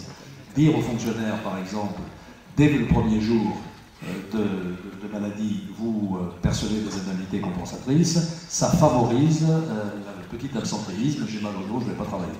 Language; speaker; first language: French; native; French